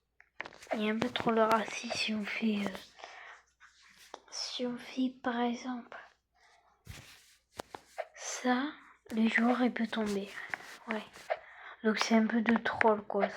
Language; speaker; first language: French; native; French